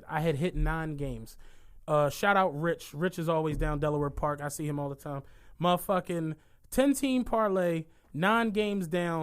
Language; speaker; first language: English; native; English